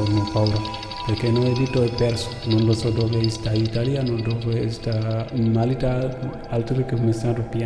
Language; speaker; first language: Italian; non-native, learner; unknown